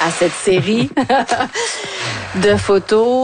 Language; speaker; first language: French; native; French